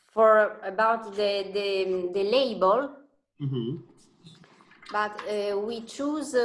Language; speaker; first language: English; non-native, learner; Italian